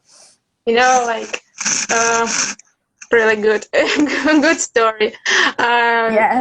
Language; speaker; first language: English; non-native, learner; Russian